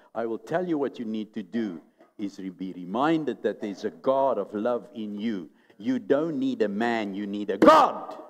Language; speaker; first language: English; non-native, local second language; Afrikaans